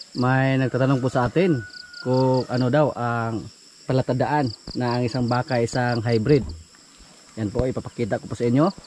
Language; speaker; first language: Filipino; non-native, local second language; Cebuano